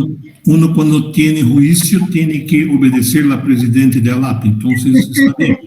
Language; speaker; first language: Spanish; non-native, fluent; Portuguese